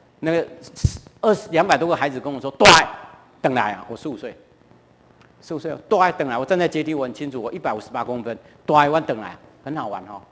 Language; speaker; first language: Chinese; non-native, local second language; Hakka Chinese